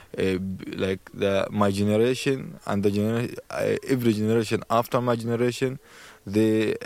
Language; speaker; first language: English; non-native, learner; Arabic